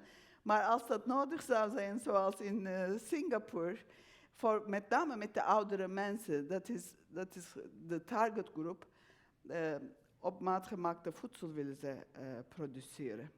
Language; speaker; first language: Dutch; non-native, fluent; Turkish